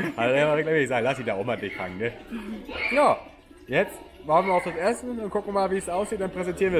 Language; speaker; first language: German; native; German